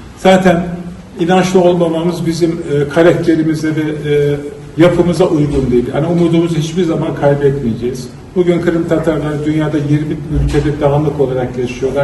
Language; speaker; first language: Turkish; native; Turkish